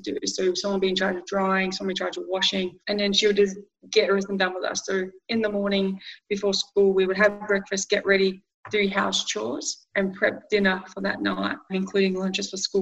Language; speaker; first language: English; native; English